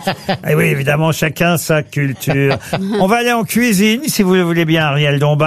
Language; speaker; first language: French; native; French